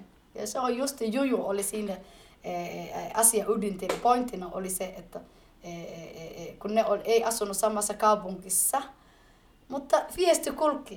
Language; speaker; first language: Finnish; early bilingual, other home language; Somali